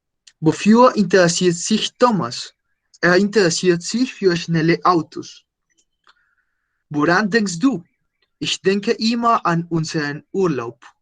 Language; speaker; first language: German; non-native, fluent; Spanish